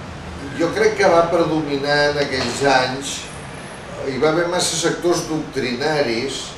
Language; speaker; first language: Catalan; native; Catalan